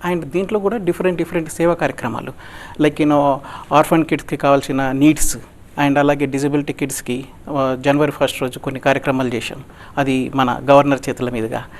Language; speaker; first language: Telugu; native; Telugu